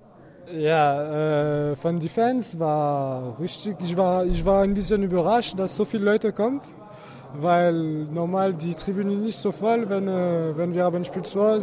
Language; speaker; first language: German; non-native, learner; French